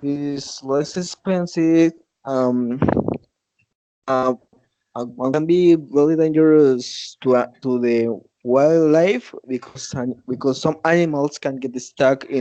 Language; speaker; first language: English; non-native, learner; Spanish